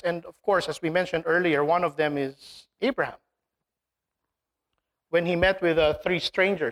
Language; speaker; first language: English; non-native, local second language; Filipino